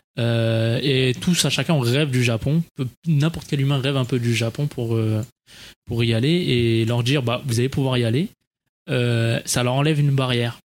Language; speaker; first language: French; native; French